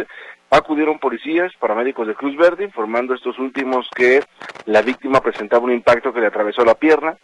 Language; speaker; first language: Spanish; native; Spanish